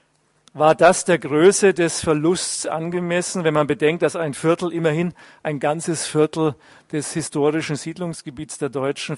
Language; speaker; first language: German; native; German